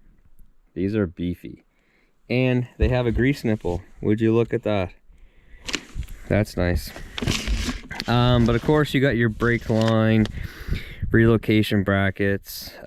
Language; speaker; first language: English; native; English